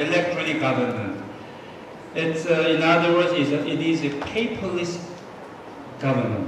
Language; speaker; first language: English; non-native, fluent; Korean